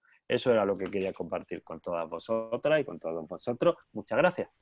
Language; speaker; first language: Spanish; native; Spanish